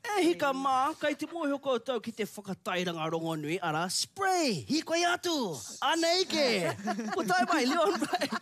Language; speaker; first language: Māori; non-native, local second language; English